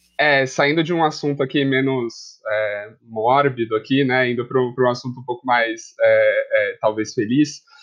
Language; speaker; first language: Portuguese; native; Portuguese